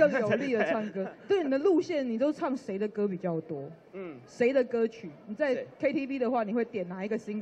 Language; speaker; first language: Chinese; native; Chinese